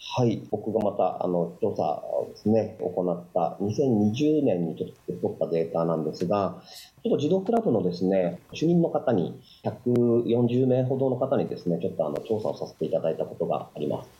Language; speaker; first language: Japanese; native; Japanese